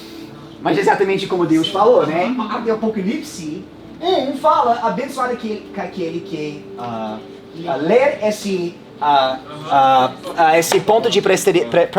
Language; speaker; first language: Portuguese; non-native, fluent; English